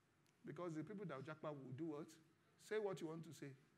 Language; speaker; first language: English; non-native, local second language; Yoruba